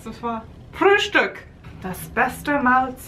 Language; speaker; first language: German; non-native, learner; English